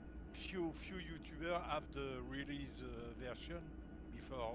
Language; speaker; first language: English; non-native, learner; French